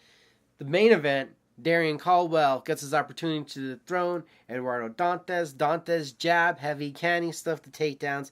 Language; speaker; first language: English; native; English